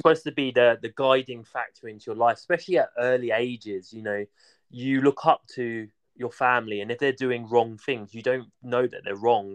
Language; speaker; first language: English; native; English